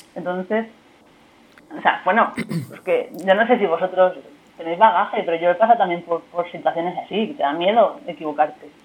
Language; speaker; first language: Spanish; native; Spanish